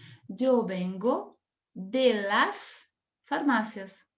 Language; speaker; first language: Spanish; non-native, fluent; Portuguese